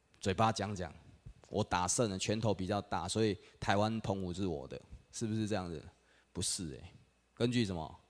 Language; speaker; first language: Chinese; native; Chinese